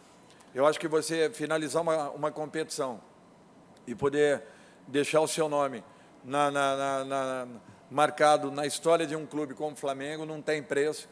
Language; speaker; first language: Portuguese; native; Portuguese